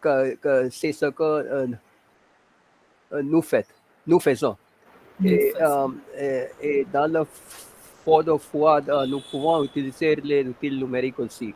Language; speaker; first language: French; non-native, fluent; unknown